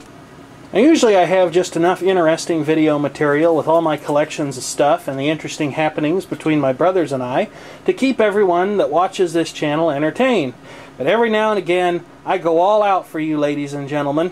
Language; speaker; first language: English; native; English